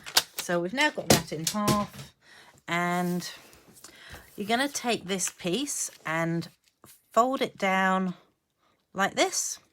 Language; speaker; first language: English; native; English